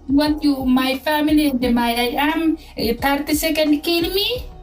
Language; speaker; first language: English; non-native, learner; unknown